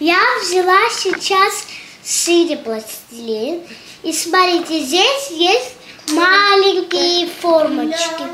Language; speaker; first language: Russian; early bilingual, heritage; Russian